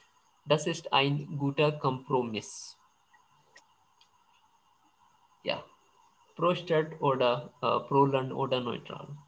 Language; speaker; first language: German; non-native, fluent; Urdu